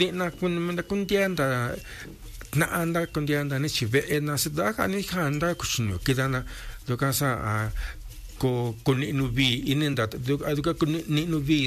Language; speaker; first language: Spanish; non-native, local second language; Mixtepec Mixtec